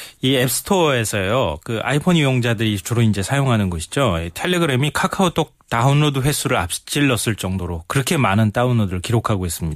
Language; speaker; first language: Korean; native; Korean